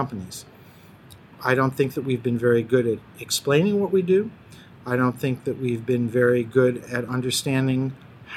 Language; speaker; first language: English; native; English